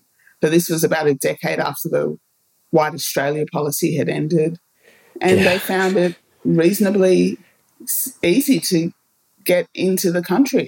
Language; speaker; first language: English; native; English